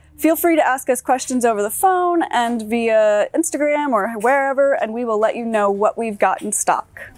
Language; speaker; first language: English; native; English